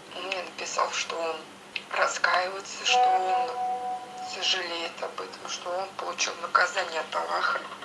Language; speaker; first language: Russian; native; Russian